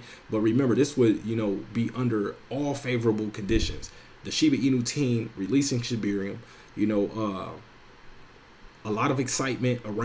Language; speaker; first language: English; native; English